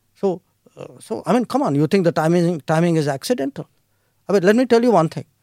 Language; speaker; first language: English; non-native, local second language; Hindi